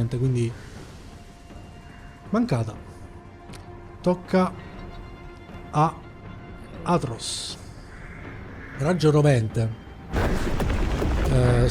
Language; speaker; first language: Italian; native; Italian